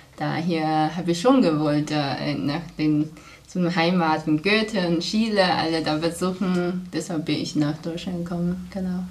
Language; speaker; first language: German; non-native, fluent; Chinese